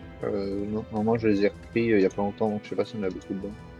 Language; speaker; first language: French; native; French